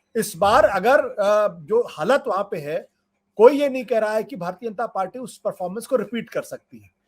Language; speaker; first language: Hindi; native; Hindi